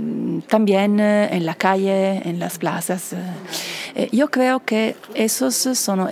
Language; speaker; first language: Spanish; non-native, fluent; Italian